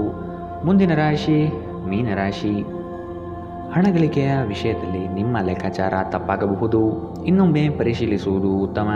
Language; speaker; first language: Kannada; native; Kannada